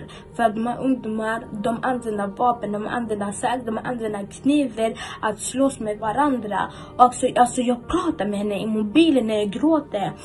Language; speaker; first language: Swedish; early bilingual, other home language; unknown